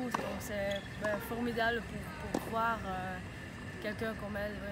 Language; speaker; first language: French; non-native, learner; Dutch